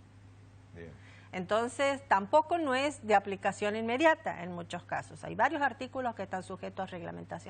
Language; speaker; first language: Spanish; native; Spanish